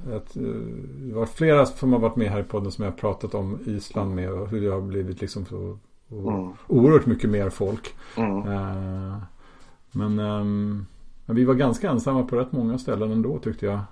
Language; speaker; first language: Swedish; native; Swedish